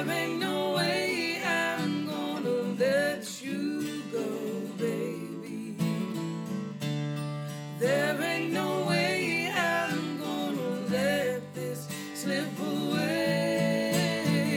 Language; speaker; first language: English; native; English